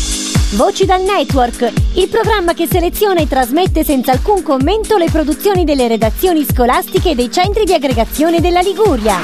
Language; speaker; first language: Italian; native; Italian